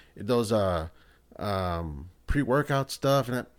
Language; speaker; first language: English; early bilingual, other home language; Spanish